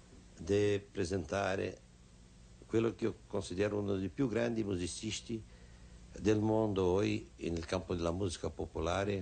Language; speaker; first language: Italian; non-native, fluent; Portuguese